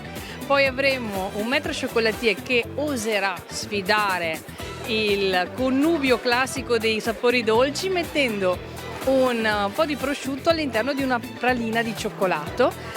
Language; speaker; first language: Italian; native; Italian